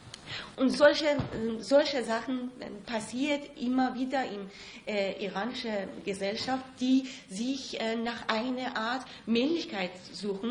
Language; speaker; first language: German; non-native, fluent; Persian